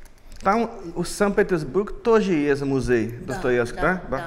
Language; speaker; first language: Russian; non-native, learner; Portuguese